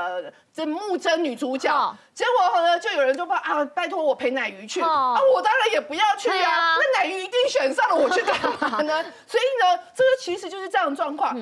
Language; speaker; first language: Chinese; native; Chinese